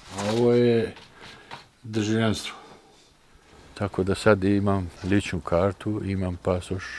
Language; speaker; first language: Bosnian; early bilingual, heritage; Bosnian